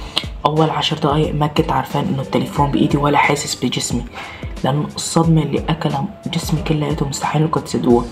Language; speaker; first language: Arabic; native; Arabic